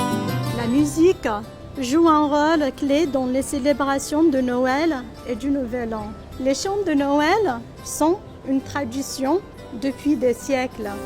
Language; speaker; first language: French; non-native, local second language; Arabic